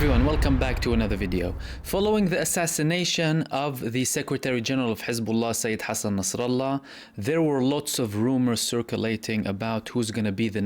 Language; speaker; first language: English; non-native, fluent; Arabic